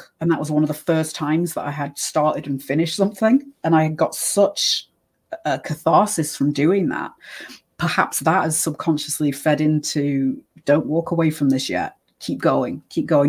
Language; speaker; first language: English; native; English